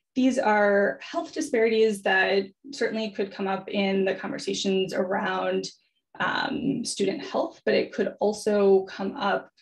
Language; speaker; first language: English; native; English